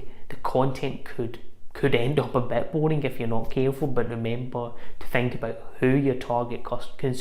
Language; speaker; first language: English; native; English